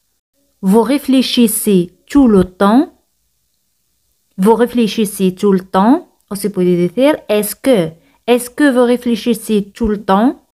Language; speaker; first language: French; non-native, fluent; Spanish